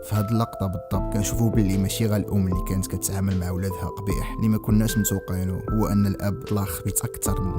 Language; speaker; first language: Arabic; native; Arabic